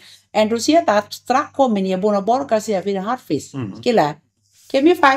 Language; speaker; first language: Icelandic; non-native, learner; Thai